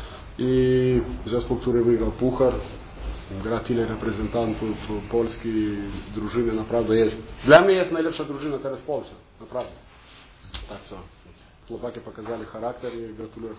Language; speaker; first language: Polish; non-native, fluent; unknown